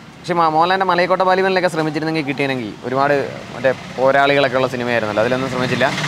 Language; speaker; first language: Malayalam; native; Malayalam